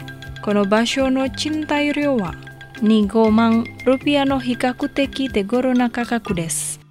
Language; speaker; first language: Japanese; non-native, fluent; Indonesian